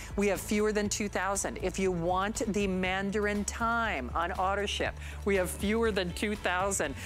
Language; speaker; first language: English; native; English